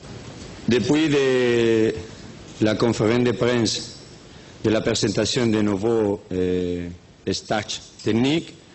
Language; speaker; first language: French; non-native, learner; Spanish